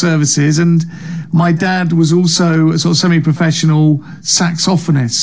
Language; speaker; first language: English; native; English